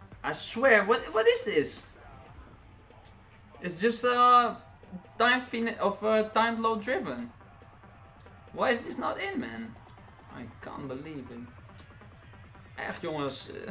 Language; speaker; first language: English; non-native, fluent; Dutch